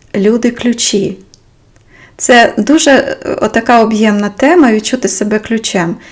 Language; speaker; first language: Ukrainian; non-native, local second language; Russian